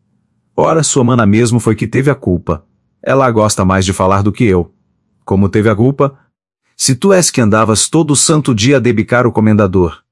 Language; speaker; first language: Portuguese; native; Portuguese